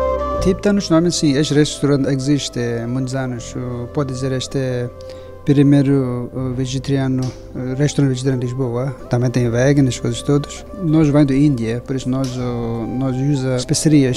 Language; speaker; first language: Portuguese; non-native, learner; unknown